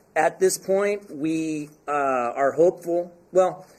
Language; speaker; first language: English; early bilingual, other home language; Spanish